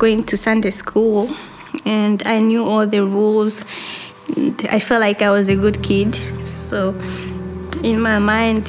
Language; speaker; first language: English; non-native, local second language; Rundi